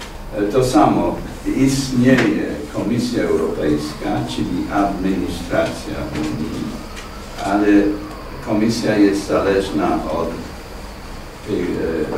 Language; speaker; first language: Polish; non-native, fluent; English